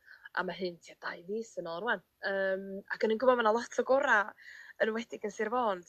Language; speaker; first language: Welsh; native; Welsh